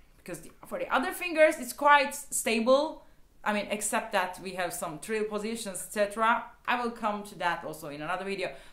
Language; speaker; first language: English; non-native, fluent; Turkish